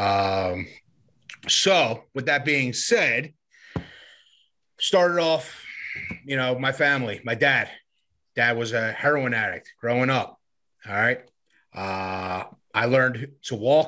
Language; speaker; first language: English; native; English